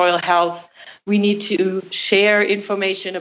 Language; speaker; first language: English; non-native, fluent; German